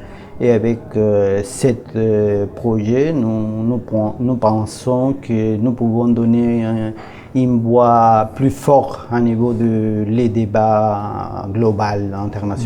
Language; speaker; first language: French; non-native, learner; Spanish